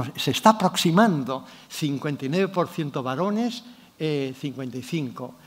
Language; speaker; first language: Spanish; non-native, local second language; Catalan